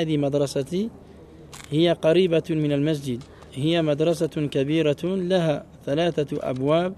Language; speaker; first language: Arabic; non-native, fluent; French